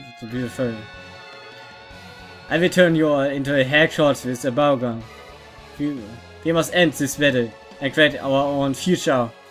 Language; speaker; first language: English; non-native, learner; German